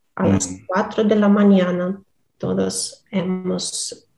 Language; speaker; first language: Spanish; non-native, fluent; Russian